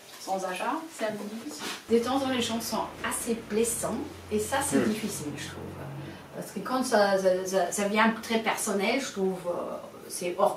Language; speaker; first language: French; non-native, fluent; German